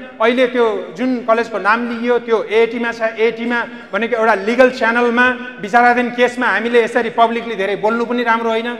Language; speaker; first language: Nepali; native; Nepali